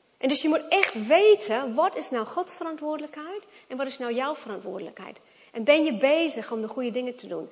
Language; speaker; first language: Dutch; non-native, fluent; English